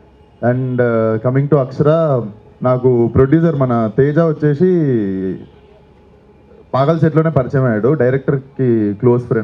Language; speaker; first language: Telugu; native; Telugu